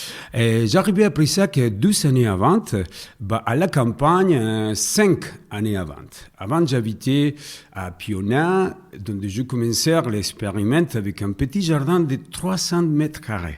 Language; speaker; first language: French; non-native, fluent; Spanish